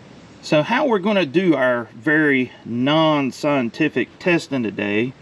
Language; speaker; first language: English; native; English